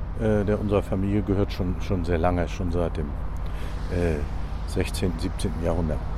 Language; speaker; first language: German; native; German